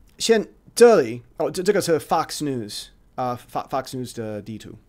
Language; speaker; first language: Chinese; non-native, learner; English